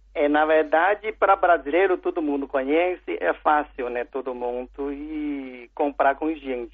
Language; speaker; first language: Portuguese; non-native, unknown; Chinese